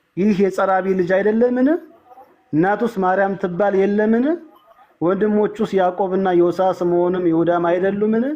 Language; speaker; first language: Amharic; native; Amharic